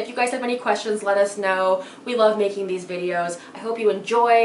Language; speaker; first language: English; native; English